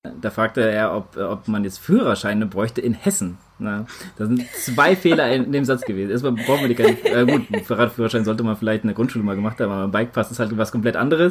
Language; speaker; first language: German; native; German